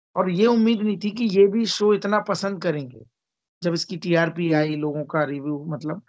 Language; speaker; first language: Hindi; native; Hindi